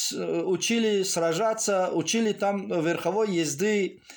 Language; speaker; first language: Russian; non-native, local second language; Tajik